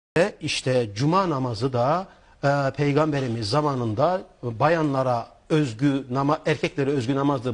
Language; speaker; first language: Turkish; native; Turkish